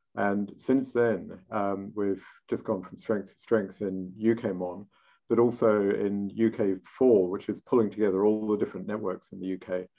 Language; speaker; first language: English; native; English